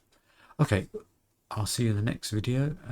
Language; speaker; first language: English; native; English